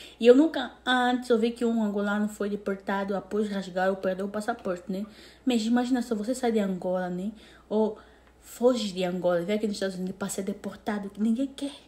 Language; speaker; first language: Portuguese; native; Portuguese